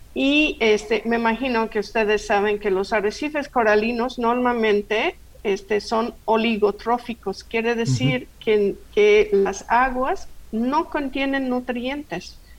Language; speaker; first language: Spanish; non-native, fluent; English